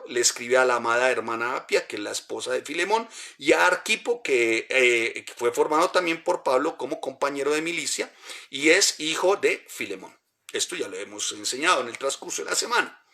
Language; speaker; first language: Spanish; native; Spanish